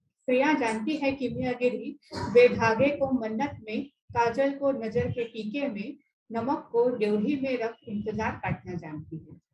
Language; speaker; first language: Hindi; non-native, local second language; Marathi